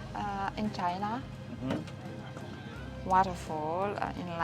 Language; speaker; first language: English; non-native, learner; French